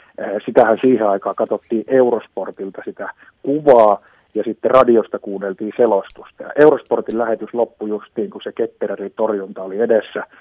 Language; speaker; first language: Finnish; native; Finnish